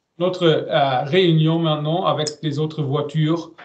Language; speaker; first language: French; non-native, learner; German